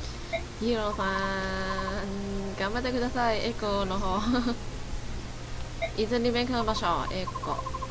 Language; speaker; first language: Japanese; non-native, learner; Chinese